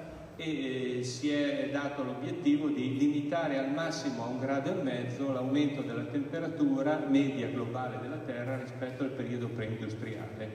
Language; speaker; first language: Italian; native; Italian